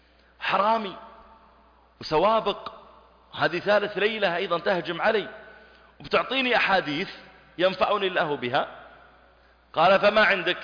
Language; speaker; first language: Arabic; native; Arabic